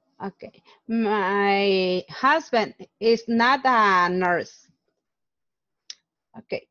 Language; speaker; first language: English; non-native, learner; Spanish